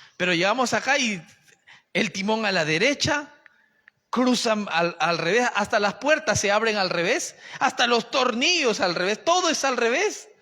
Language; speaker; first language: Spanish; native; Spanish